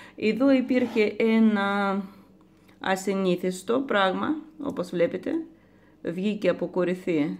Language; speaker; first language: Greek; non-native, fluent; Russian